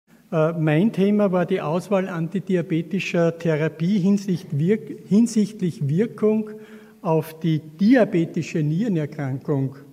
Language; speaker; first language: German; native; German